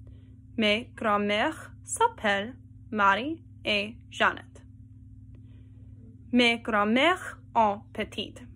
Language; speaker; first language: French; non-native, learner; English